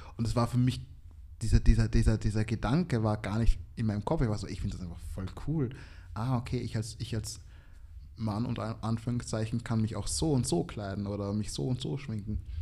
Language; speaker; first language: German; early bilingual, other home language; Swahili